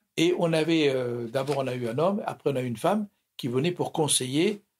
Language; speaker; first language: French; native; French